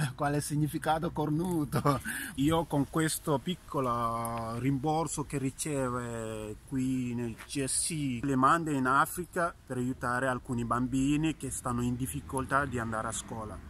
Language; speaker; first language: Italian; non-native, learner; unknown